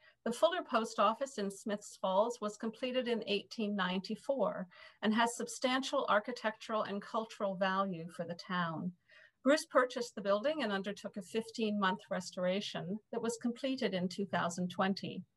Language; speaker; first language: English; native; English